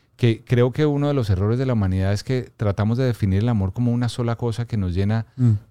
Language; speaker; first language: Spanish; native; Spanish